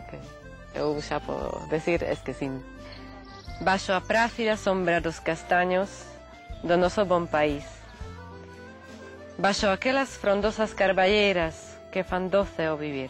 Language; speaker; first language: Galician; non-native, fluent; Slovak